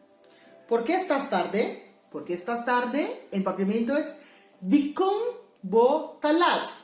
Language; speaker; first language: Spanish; non-native, fluent; Papiamento